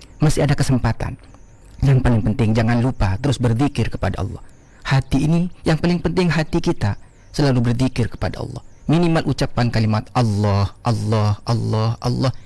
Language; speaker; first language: Indonesian; non-native, local second language; Madurese